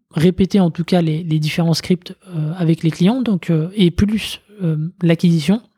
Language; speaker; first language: French; native; French